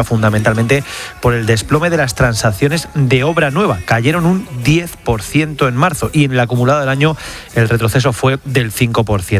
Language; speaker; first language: Spanish; native; Spanish